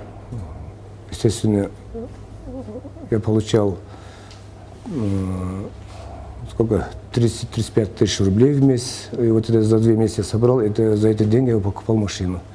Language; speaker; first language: Russian; non-native, local second language; Kyrgyz